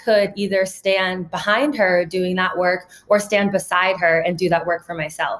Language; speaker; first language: English; native; English